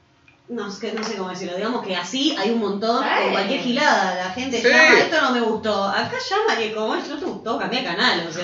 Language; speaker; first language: Spanish; native; Spanish